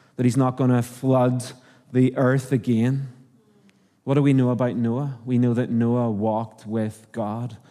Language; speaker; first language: English; native; English